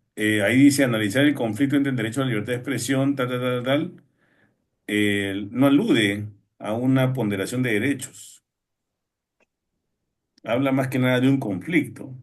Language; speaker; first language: Spanish; native; Spanish